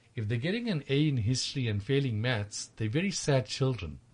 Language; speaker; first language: English; native; English